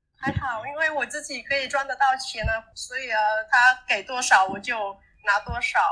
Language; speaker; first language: Chinese; non-native, fluent; Vietnamese